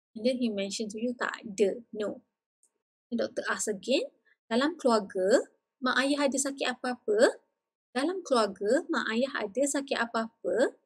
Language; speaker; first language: English; non-native, local second language; Malay